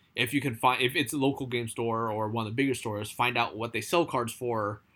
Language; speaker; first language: English; native; English